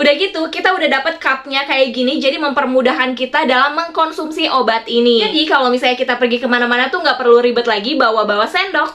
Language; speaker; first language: Indonesian; native; Indonesian